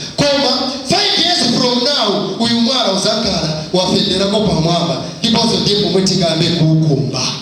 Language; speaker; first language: Nyanja; non-native, local second language; Tumbuka